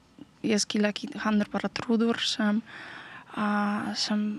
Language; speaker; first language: Icelandic; non-native, learner; Polish